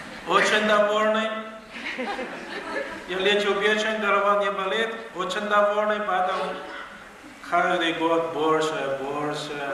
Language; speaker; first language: Russian; non-native, learner; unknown